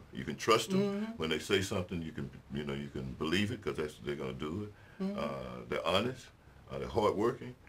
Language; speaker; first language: English; native; English